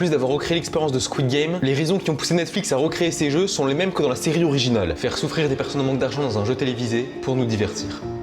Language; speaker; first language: French; native; French